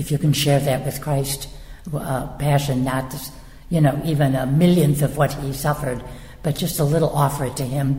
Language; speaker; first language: English; native; English